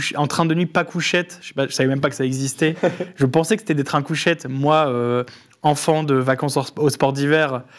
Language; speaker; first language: French; native; French